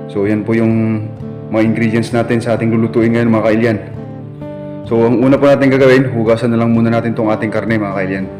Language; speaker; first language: Filipino; non-native, local second language; Iloko